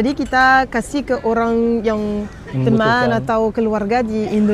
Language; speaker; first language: Indonesian; non-native, learner; Arabic